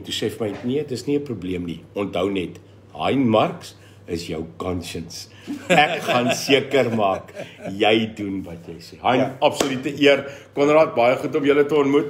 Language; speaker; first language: Afrikaans; non-native, local second language; English